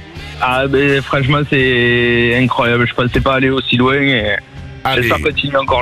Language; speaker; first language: French; native; French